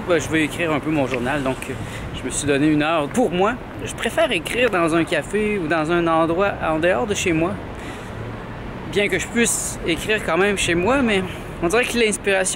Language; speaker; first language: French; native; French